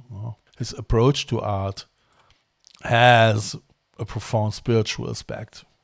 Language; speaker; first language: English; non-native, fluent; German